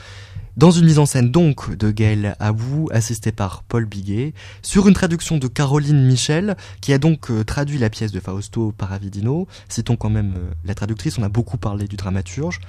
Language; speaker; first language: French; native; French